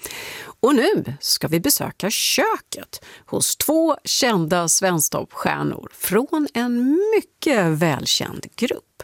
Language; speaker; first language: Swedish; native; Swedish